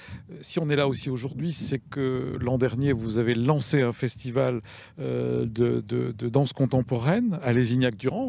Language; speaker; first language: French; native; French